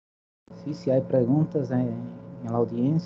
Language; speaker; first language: Spanish; non-native, fluent; Portuguese